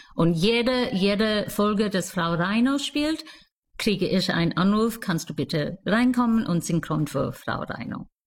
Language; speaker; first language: German; non-native, fluent; English